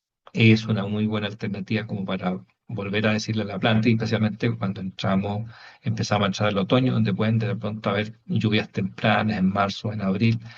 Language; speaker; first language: Spanish; native; Spanish